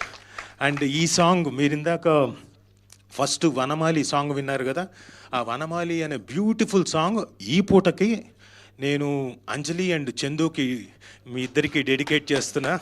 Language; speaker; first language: Telugu; native; Telugu